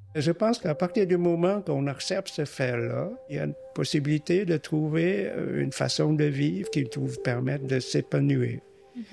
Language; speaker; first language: French; non-native, fluent; Vietnamese